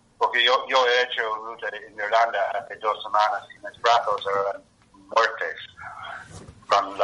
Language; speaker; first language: Spanish; non-native, learner; English